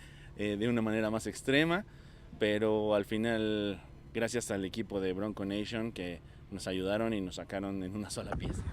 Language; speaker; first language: Spanish; native; Spanish